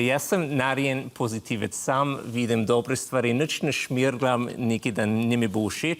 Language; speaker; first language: Slovenian; non-native, fluent; English